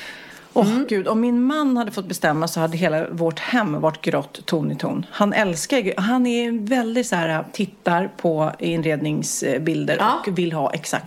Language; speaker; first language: Swedish; native; Swedish